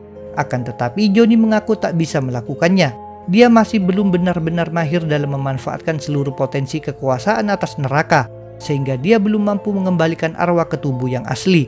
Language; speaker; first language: Indonesian; native; Indonesian